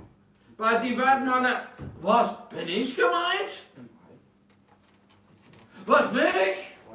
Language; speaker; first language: German; non-native, fluent; English